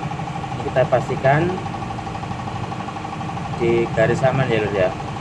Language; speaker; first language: Indonesian; non-native, local second language; Javanese